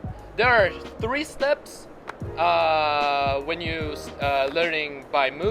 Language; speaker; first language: English; non-native, fluent; Japanese